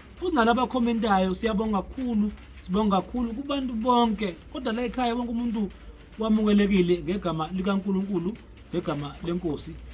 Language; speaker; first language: Zulu; native; Zulu